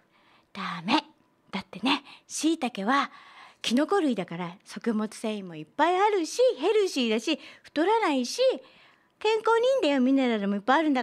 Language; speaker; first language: Japanese; native; Japanese